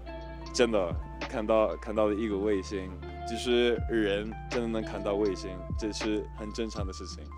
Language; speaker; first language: Chinese; non-native, fluent; English